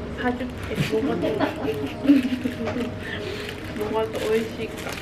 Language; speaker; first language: Japanese; non-native, learner; Korean